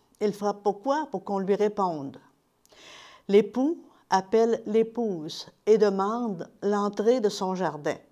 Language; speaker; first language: French; native; French